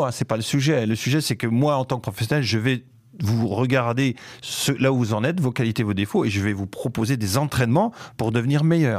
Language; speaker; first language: French; native; French